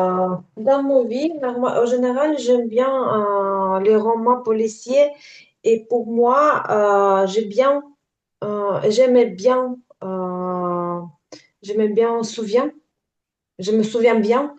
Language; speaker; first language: French; non-native, learner; Ukrainian